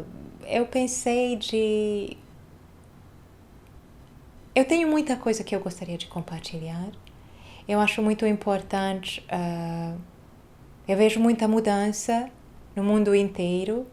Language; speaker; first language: Portuguese; non-native, fluent; Hungarian